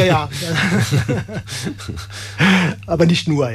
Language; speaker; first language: German; native; German